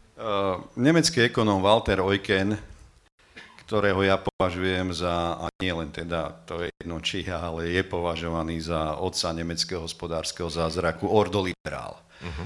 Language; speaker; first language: Slovak; native; Slovak